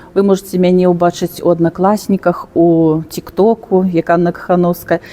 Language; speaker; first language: Belarusian; native; Belarusian